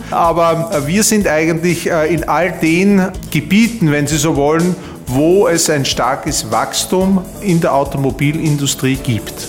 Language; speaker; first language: German; native; German